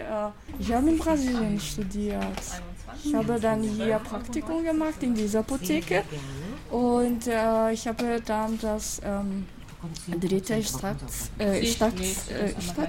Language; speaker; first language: German; non-native, fluent; Japanese